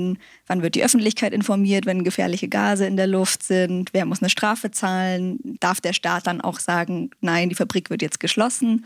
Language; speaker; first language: German; native; German